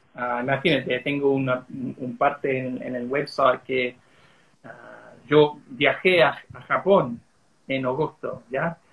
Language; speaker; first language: Spanish; early bilingual, heritage; Spanish